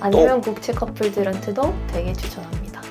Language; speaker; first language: Korean; non-native, fluent; Swedish